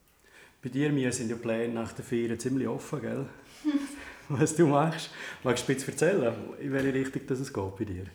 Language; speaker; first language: German; native; German